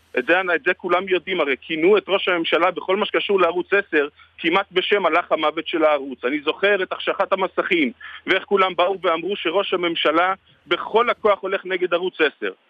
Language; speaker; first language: Hebrew; native; Hebrew